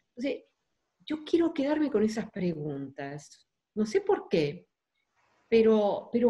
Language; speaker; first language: Spanish; non-native, fluent; Dutch